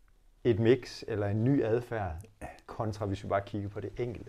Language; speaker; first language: Danish; native; Danish